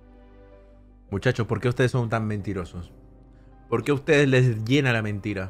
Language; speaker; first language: Spanish; native; Spanish